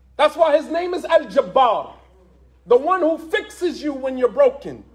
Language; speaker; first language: English; native; English